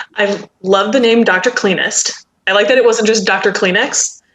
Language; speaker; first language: English; native; English